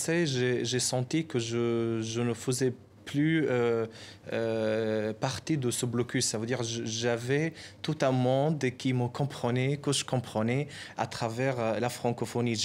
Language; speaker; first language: French; non-native, fluent; Arabic